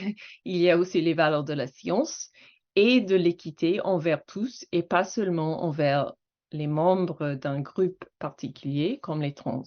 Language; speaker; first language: French; non-native, fluent; English